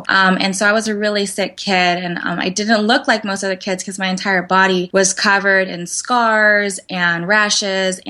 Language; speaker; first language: English; native; English